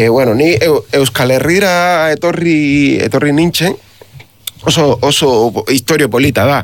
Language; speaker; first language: Basque; non-native, learner; Spanish